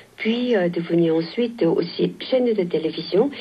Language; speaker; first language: French; non-native, fluent; Korean